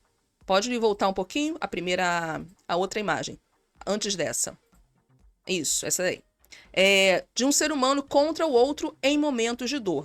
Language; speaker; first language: Portuguese; native; Portuguese